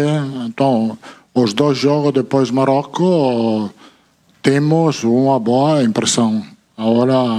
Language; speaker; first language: Portuguese; non-native, learner; Italian